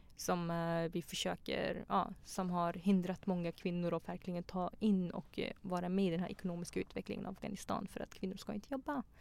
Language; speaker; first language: Swedish; early bilingual, other home language; Persian